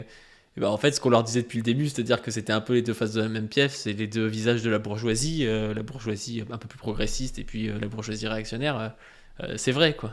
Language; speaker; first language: French; native; French